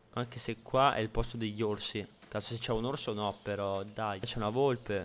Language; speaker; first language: Italian; native; Italian